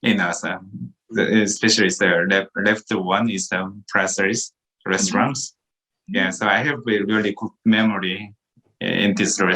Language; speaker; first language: English; non-native, learner; Korean